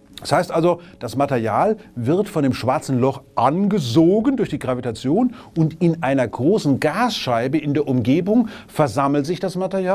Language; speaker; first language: German; native; German